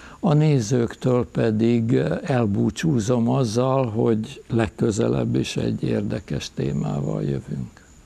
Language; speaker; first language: Hungarian; native; Hungarian